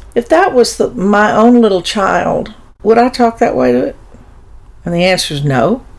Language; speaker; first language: English; early bilingual, other home language; German